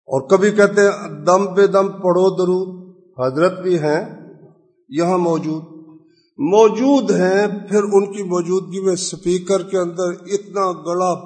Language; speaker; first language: Urdu; non-native, local second language; Punjabi